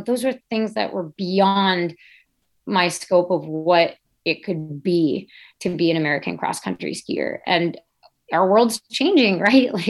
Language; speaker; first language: English; native; English